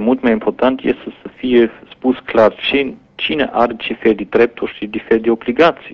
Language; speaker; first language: Romanian; non-native, fluent; German